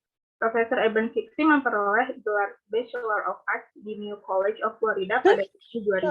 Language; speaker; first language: Indonesian; native; Indonesian